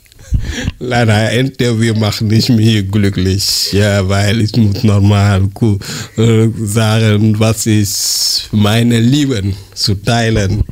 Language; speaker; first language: German; non-native, learner; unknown